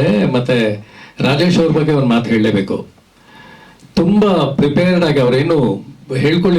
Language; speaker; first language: Kannada; native; Kannada